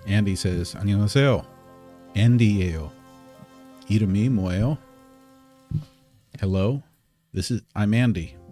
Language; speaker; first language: Korean; non-native, learner; English